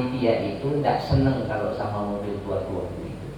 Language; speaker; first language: Indonesian; native; Indonesian